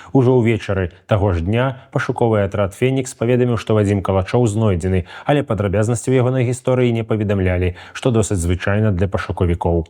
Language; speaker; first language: Belarusian; native; Belarusian